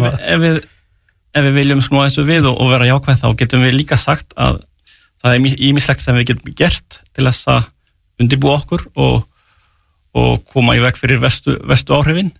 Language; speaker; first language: Icelandic; non-native, fluent; French